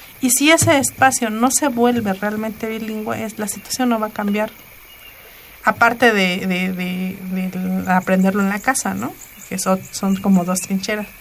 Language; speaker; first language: Spanish; non-native, local second language; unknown